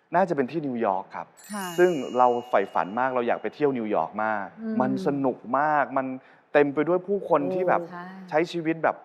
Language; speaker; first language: Thai; native; Thai